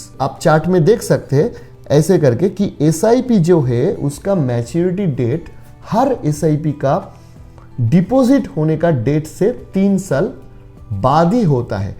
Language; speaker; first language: Hindi; non-native, local second language; Bangla